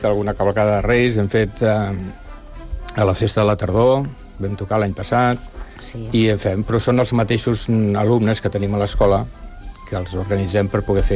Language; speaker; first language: Catalan; native; Catalan